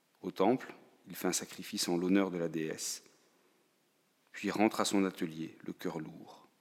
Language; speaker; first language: French; native; French